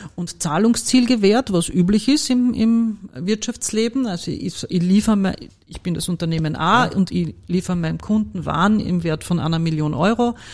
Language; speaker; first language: German; native; German